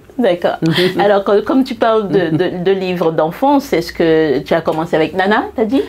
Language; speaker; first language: French; non-native, local second language; Haitian Creole